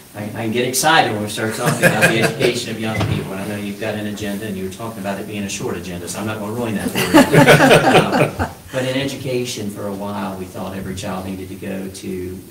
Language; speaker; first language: English; native; English